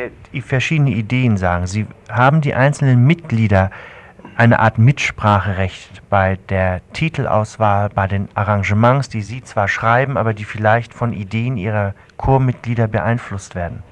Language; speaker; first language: German; native; German